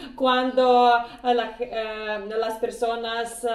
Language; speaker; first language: Spanish; non-native, learner; Russian